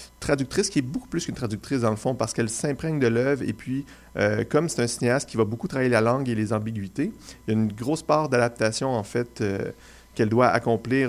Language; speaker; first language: French; native; French